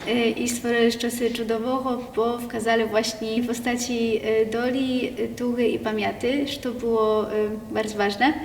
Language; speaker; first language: Polish; non-native, local second language; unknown